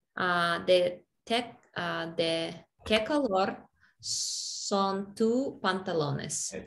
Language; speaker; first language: Spanish; non-native, learner; Russian